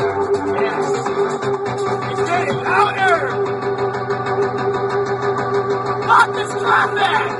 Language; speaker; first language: English; native; English